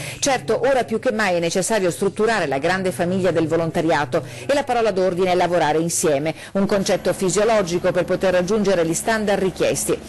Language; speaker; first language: Italian; native; Italian